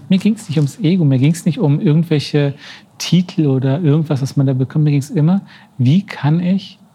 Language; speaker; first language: German; native; German